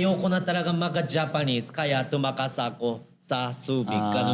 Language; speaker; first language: Filipino; non-native, learner; Japanese